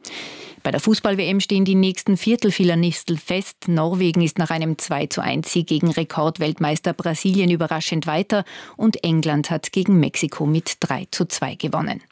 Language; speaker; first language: German; native; German